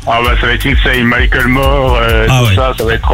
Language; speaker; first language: French; native; French